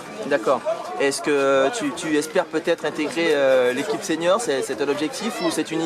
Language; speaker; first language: French; native; French